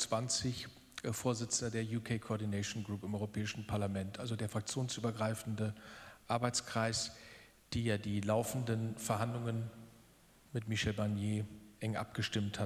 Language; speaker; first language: German; native; German